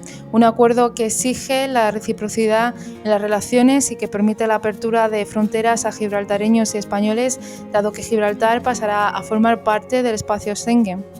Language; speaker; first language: Spanish; native; Spanish